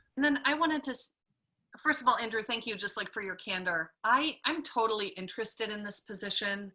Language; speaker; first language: English; early bilingual, other home language; German